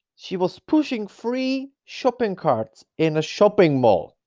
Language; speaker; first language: English; non-native, fluent; Czech